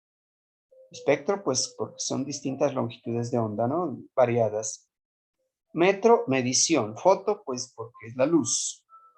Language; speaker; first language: Spanish; native; Spanish